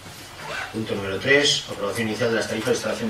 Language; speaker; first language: Spanish; native; Spanish